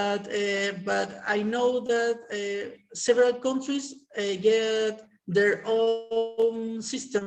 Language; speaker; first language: English; non-native, learner; Spanish